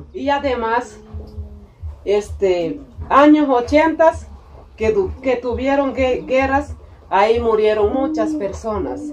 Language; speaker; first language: Spanish; non-native, local second language; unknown